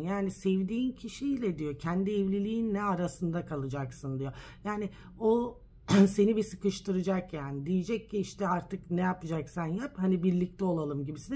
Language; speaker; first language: Turkish; early bilingual, heritage; Turkish